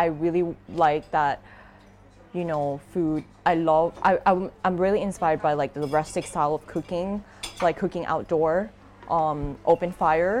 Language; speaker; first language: English; non-native, fluent; Thai